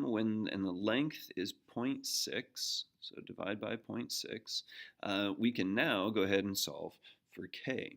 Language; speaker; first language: English; native; English